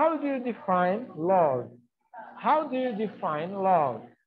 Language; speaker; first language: English; non-native, fluent; Portuguese